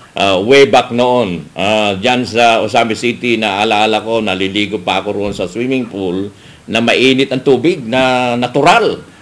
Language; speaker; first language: Filipino; native; Filipino